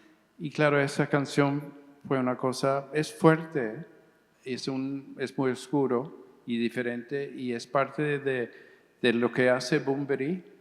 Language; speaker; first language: Spanish; early bilingual, heritage; English